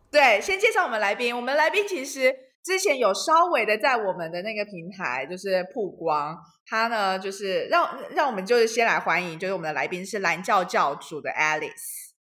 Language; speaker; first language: Chinese; native; Chinese